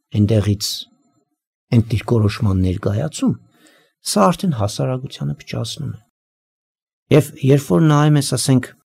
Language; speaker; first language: Armenian; native; Armenian